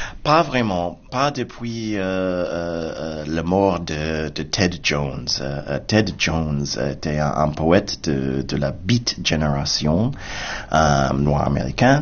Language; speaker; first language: French; non-native, fluent; English